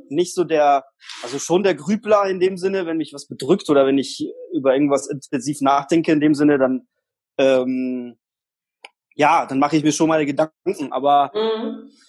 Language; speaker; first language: German; early bilingual, other home language; Polish